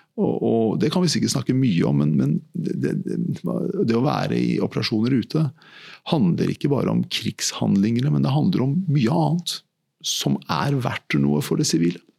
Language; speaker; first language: Norwegian; early bilingual, other home language; Persian